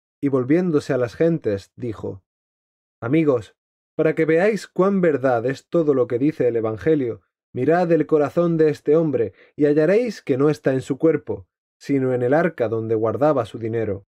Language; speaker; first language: Spanish; native; Spanish